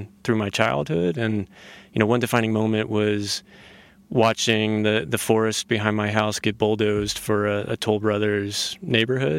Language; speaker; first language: English; native; English